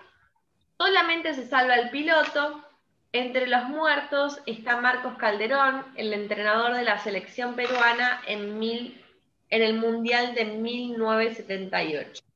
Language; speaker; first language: Spanish; native; Spanish